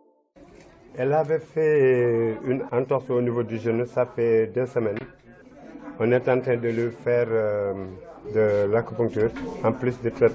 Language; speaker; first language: French; non-native, local second language; Wolof